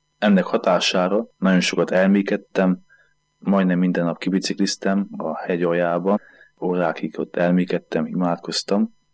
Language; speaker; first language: Hungarian; native; Hungarian